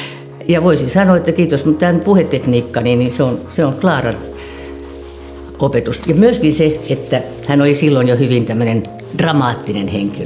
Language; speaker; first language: Finnish; native; Finnish